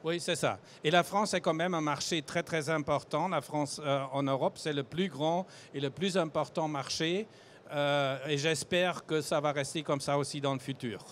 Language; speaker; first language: French; non-native, fluent; German